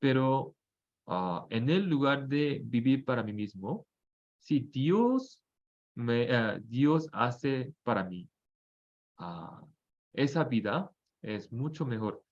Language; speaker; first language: Spanish; non-native, fluent; Korean